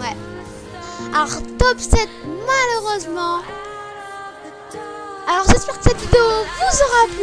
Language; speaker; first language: French; native; French